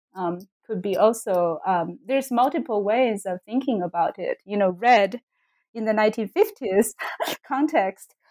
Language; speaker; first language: English; non-native, fluent; Chinese